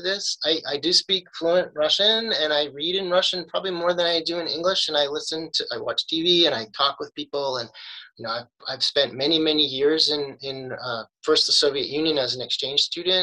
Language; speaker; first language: English; native; English